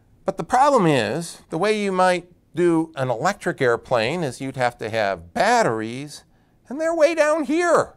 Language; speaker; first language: English; native; English